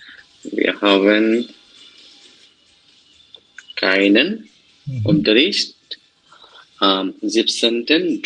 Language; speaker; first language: German; non-native, learner; Bangla